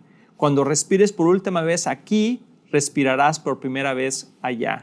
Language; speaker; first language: Spanish; native; Spanish